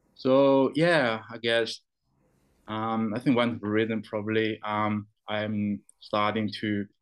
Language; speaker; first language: English; non-native, fluent; Chinese